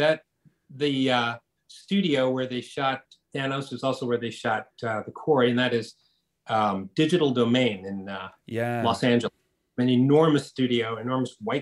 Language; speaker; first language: English; native; English